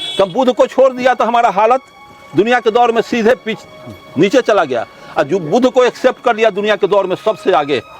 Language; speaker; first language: Hindi; native; Hindi